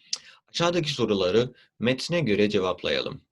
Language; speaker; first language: Turkish; non-native, fluent; Urdu